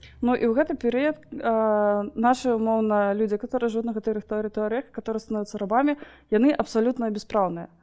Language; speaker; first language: Belarusian; non-native, local second language; Russian